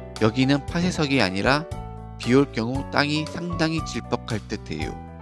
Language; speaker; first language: Korean; native; Korean